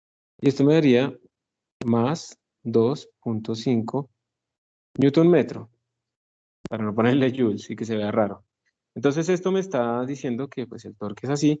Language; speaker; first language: Spanish; native; Spanish